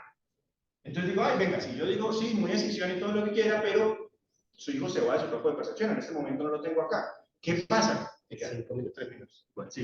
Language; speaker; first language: Spanish; native; Spanish